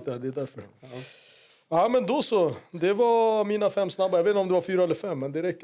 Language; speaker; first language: Swedish; native; Swedish